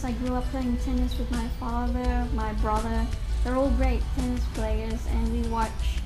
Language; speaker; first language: English; native; English